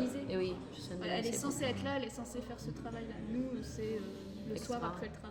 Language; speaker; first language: French; native; French